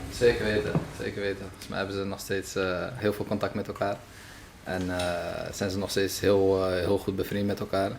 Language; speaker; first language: Dutch; early bilingual, other home language; Arabic